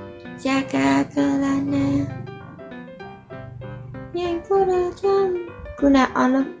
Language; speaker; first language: Indonesian; non-native, learner; Vietnamese